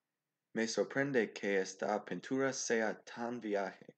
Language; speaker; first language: Spanish; non-native, learner; English